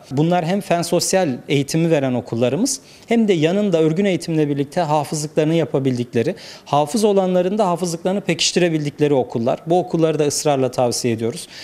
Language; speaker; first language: Turkish; native; Turkish